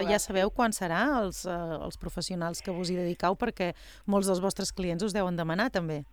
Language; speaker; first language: Catalan; native; Catalan